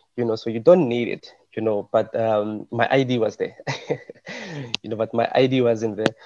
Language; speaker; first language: English; non-native, local second language; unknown